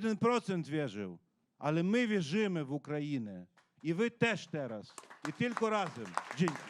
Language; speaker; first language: Polish; non-native, learner; Ukrainian